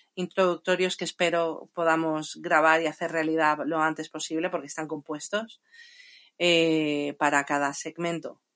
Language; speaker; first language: Spanish; native; Spanish